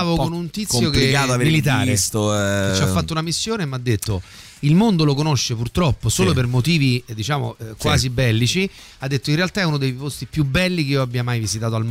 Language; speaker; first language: Italian; native; Italian